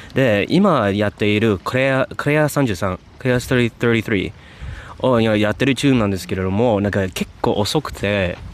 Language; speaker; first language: Japanese; non-native, fluent; English